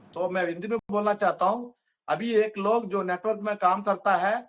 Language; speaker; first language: Hindi; non-native, local second language; Telugu